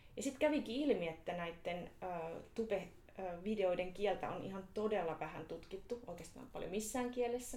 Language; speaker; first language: Finnish; native; Finnish